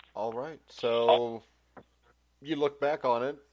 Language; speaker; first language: English; native; English